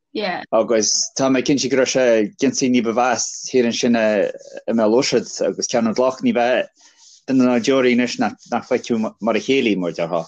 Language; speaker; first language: Irish; native; Irish